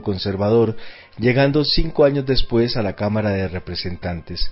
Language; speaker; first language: Spanish; native; Spanish